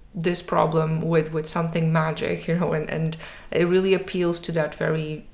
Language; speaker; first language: English; non-native, fluent; Portuguese